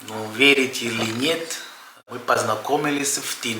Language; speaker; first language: Russian; non-native, fluent; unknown